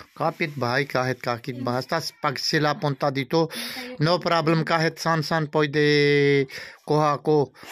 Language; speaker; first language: Filipino; non-native, learner; Punjabi